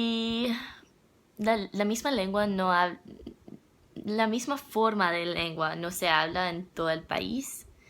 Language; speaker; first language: Spanish; non-native, learner; English